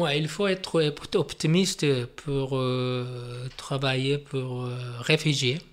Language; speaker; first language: French; non-native, fluent; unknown